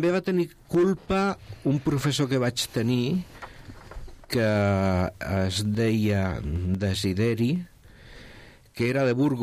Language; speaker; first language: Catalan; non-native, local second language; Spanish